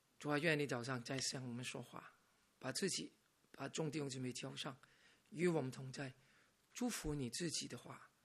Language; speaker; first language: Chinese; non-native, local second language; Cantonese